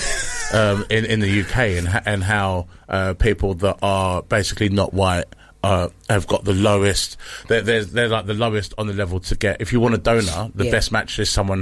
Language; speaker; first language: English; native; English